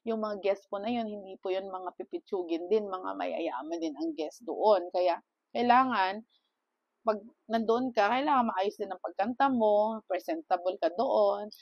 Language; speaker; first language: Filipino; non-native, local second language; Cebuano